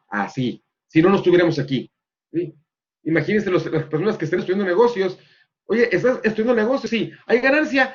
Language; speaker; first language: Spanish; native; Spanish